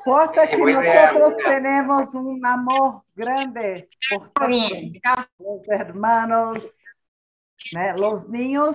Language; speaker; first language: Spanish; non-native, learner; Portuguese